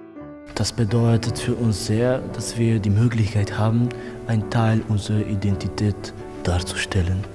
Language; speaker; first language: German; non-native, fluent; Romanian